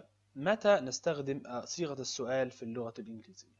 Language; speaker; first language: Arabic; native; Arabic